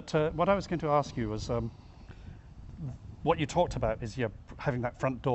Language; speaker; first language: English; native; English